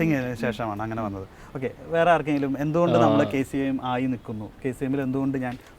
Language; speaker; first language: Malayalam; native; Malayalam